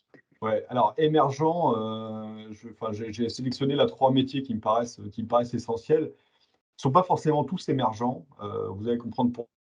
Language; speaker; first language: French; native; French